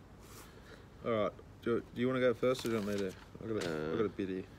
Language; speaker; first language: English; native; English